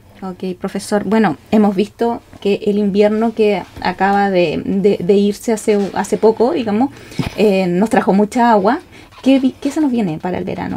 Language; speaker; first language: Spanish; native; Spanish